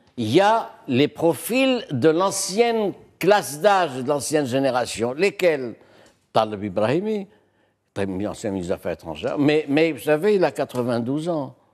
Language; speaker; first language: French; non-native, local second language; Arabic